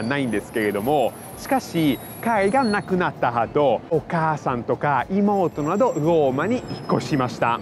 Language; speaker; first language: Japanese; non-native, fluent; Italian